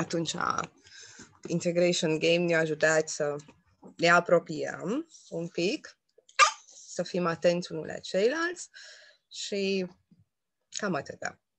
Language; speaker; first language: Romanian; non-native, local second language; Hungarian